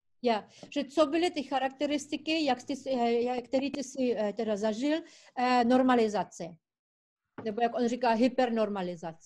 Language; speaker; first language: Czech; early bilingual, heritage; Czech